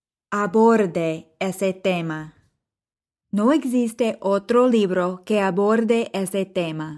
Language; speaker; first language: Spanish; non-native, fluent; English